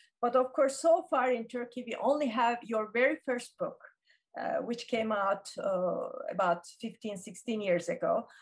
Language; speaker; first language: English; non-native, fluent; Turkish